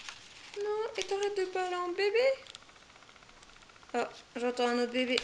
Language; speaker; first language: French; native; French